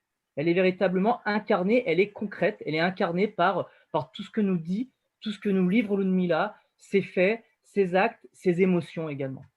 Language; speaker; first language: French; native; French